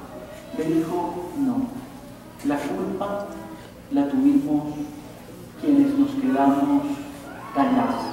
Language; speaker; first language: Spanish; native; Spanish